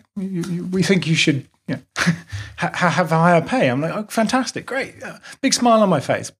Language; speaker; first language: English; native; English